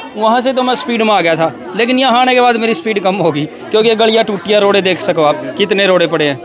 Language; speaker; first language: Hindi; native; Hindi